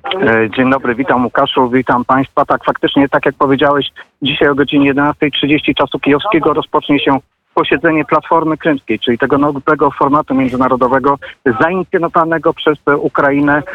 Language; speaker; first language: Polish; native; Polish